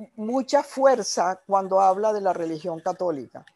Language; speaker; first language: Spanish; native; Spanish